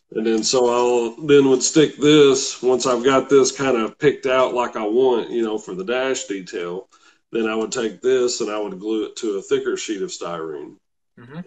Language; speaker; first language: English; native; English